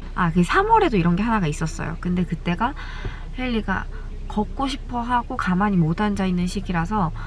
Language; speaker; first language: Korean; native; Korean